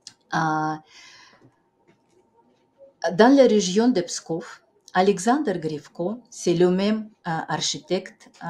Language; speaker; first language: French; non-native, fluent; Russian